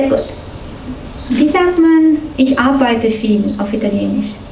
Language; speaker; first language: German; non-native, fluent; Italian